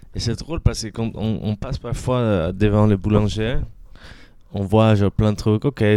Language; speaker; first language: French; non-native, fluent; Spanish